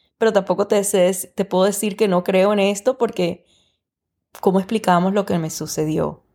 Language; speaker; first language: Spanish; early bilingual, heritage; Spanish